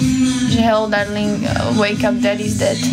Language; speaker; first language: English; non-native, learner; Slovak